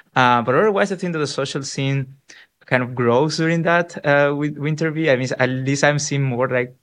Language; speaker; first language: English; non-native, fluent; Spanish